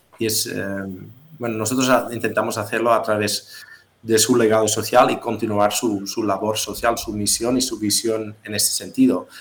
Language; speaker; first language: Spanish; non-native, fluent; Dutch